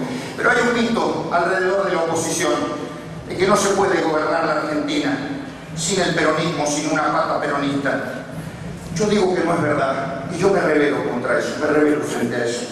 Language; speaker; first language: Spanish; native; Spanish